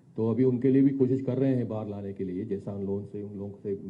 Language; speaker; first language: Hindi; non-native, local second language; Telugu